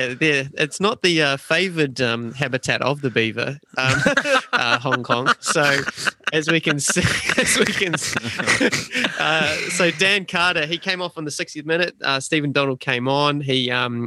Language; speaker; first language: English; native; English